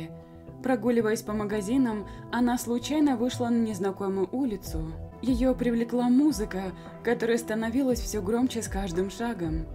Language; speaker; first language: Russian; native; Russian